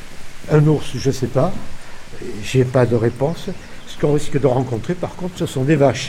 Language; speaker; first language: French; native; French